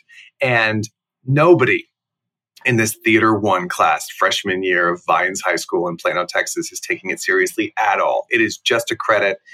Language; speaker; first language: English; native; English